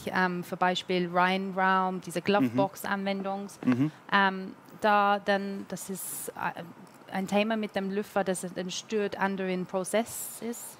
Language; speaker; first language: German; non-native, learner; English